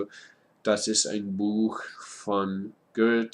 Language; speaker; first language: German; non-native, fluent; English